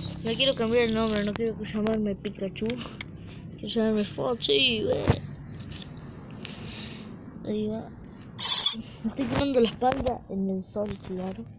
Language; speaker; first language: Spanish; native; Spanish